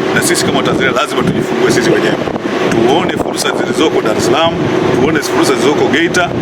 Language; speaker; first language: Swahili; native; Swahili